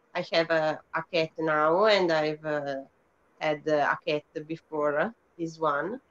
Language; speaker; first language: English; non-native, fluent; Italian